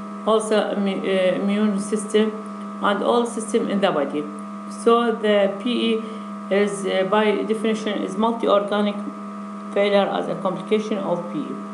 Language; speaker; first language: English; non-native, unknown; Arabic